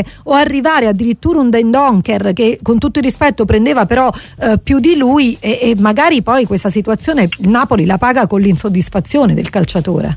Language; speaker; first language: Italian; native; Italian